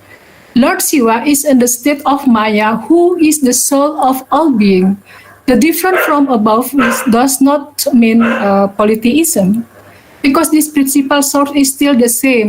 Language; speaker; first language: English; non-native, learner; Balinese